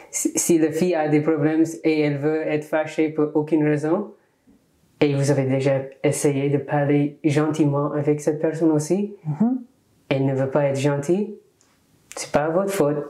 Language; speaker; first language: French; non-native, learner; English